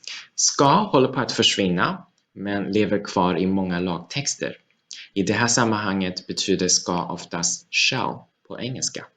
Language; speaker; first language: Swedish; non-native, fluent; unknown